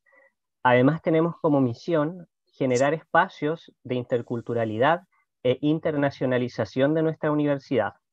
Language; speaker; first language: Spanish; native; Spanish